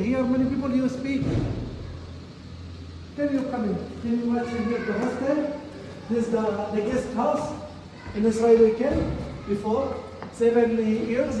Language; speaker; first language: English; non-native, learner; Arabic